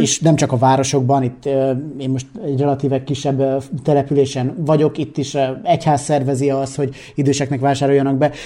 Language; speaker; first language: Hungarian; native; Hungarian